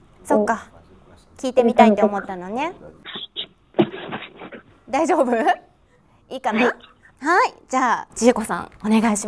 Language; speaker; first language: Japanese; native; Japanese